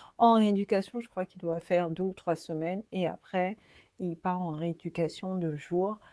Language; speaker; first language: French; native; French